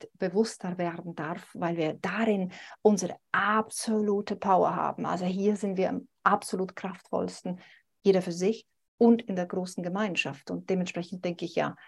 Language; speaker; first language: German; native; German